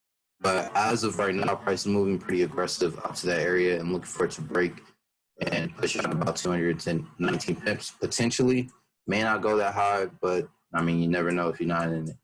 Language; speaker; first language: English; native; English